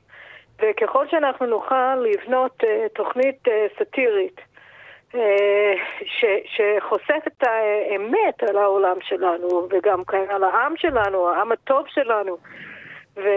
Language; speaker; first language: Hebrew; non-native, fluent; English